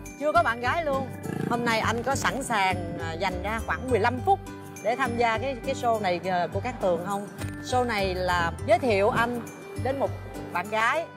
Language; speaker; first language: Vietnamese; native; Vietnamese